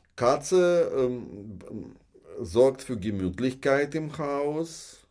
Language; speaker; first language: German; non-native, fluent; Russian